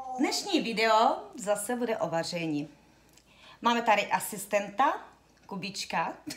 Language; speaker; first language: Czech; early bilingual, heritage; Russian